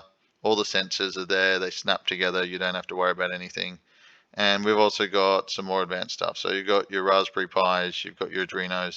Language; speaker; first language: English; native; English